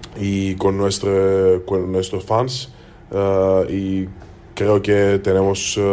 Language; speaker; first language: Spanish; non-native, learner; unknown